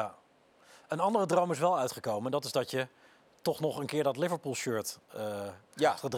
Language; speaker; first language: Dutch; native; Dutch